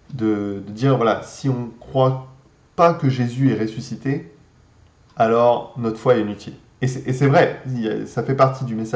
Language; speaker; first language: French; native; French